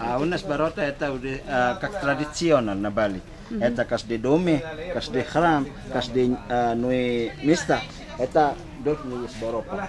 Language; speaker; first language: Russian; non-native, learner; Indonesian